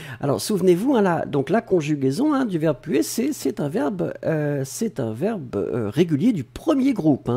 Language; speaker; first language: French; native; French